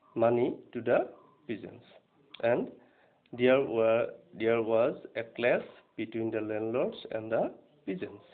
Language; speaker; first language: English; non-native, local second language; Assamese